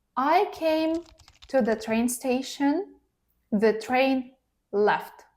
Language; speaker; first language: English; non-native, fluent; Ukrainian